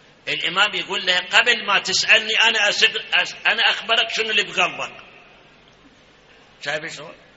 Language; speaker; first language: Arabic; native; Arabic